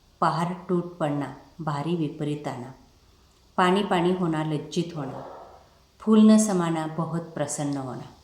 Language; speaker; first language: Hindi; non-native, local second language; Marathi